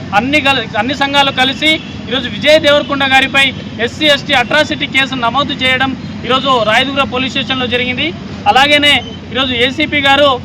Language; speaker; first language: Telugu; non-native, local second language; Lambadi